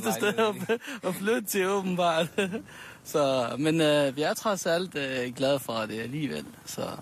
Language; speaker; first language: Danish; early bilingual, other home language; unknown